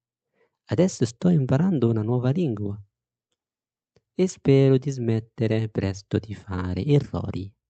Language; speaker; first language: Italian; non-native, fluent; Arabic